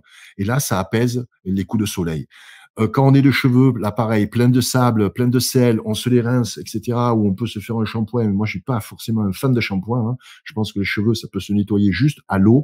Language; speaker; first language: French; native; French